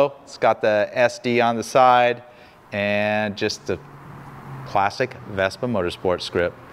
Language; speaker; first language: English; native; English